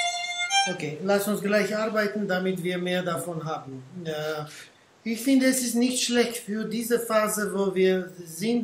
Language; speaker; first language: German; non-native, fluent; Armenian